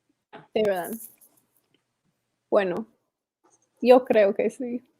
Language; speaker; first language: Spanish; non-native, fluent; English